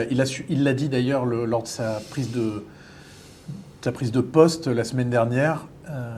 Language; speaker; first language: French; native; French